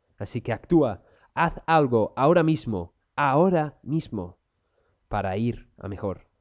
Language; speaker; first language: Spanish; non-native, local second language; Catalan